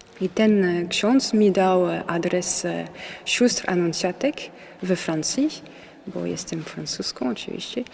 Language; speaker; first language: Polish; non-native, learner; French